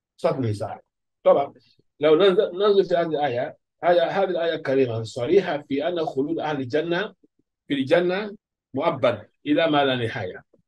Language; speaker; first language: Arabic; non-native, fluent; Urdu